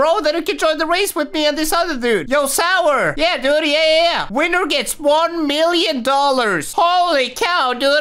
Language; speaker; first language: English; native; English